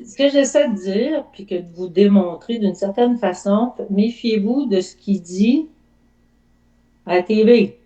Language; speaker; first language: French; native; French